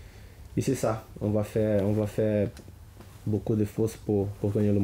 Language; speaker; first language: French; non-native, learner; Portuguese